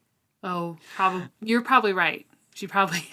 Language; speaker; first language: English; native; English